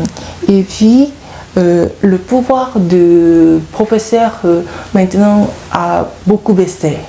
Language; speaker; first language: French; non-native, learner; Korean